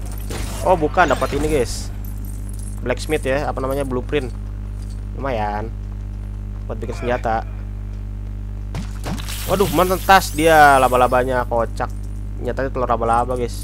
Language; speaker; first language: Indonesian; native; Indonesian